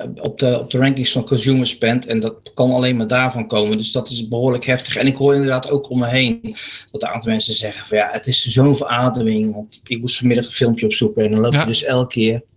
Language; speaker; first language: Dutch; native; Dutch